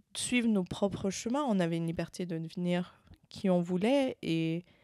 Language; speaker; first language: French; native; French